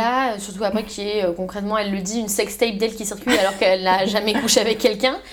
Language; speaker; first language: French; native; French